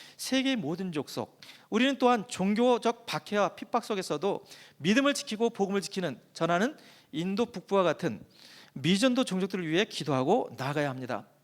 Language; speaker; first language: Korean; native; Korean